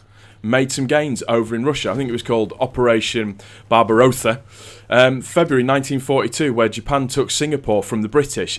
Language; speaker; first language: English; native; English